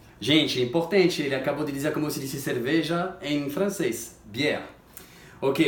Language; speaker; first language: Portuguese; non-native, fluent; French